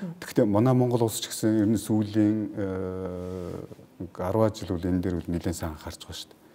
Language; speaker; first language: Mongolian; native; Mongolian